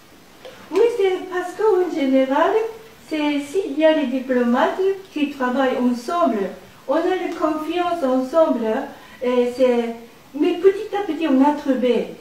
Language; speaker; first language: French; non-native, learner; Japanese